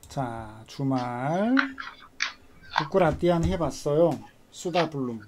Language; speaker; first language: Korean; native; Korean